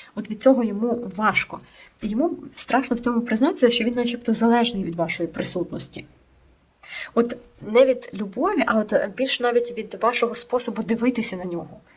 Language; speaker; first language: Ukrainian; non-native, local second language; Russian